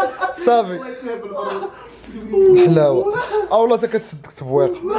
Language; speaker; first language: Arabic; native; Arabic